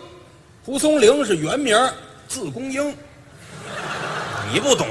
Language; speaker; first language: Chinese; native; Chinese